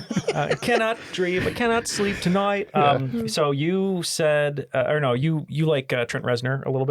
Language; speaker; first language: English; native; English